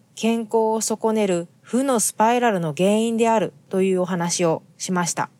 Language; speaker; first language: Japanese; native; Japanese